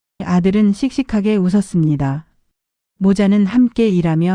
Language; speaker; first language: Korean; native; Korean